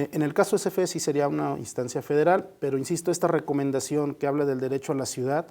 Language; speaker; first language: Spanish; native; Spanish